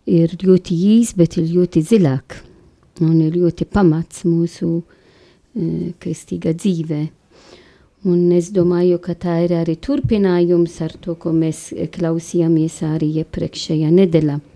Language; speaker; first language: Latvian; non-native, fluent; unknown